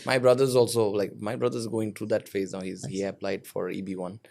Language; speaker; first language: English; non-native, local second language; Bangla